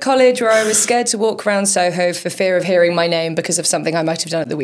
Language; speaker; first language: English; native; English